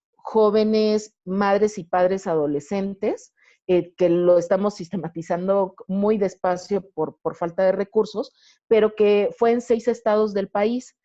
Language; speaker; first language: Spanish; native; Spanish